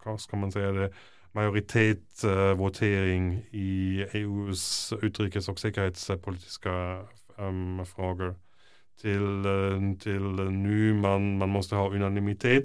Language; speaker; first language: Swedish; non-native, fluent; German